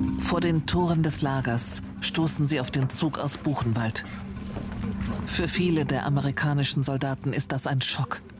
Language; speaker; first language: German; native; German